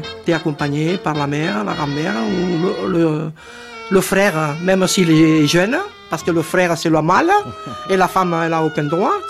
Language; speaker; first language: French; non-native, fluent; Spanish